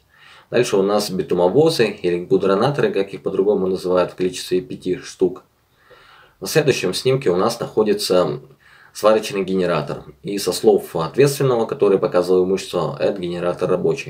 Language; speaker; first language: Russian; native; Russian